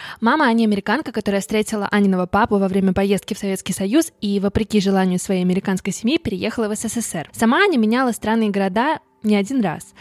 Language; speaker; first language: Russian; native; Russian